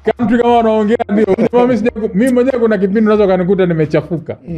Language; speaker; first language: Swahili; native; Swahili